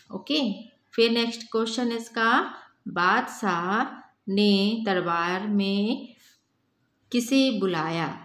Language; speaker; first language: Hindi; native; Hindi